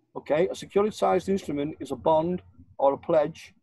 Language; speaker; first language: English; native; English